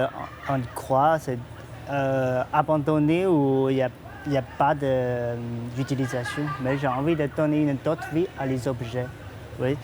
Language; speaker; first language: French; non-native, fluent; Chinese